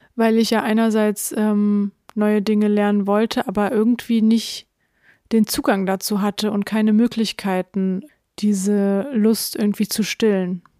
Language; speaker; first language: German; early bilingual, other home language; Russian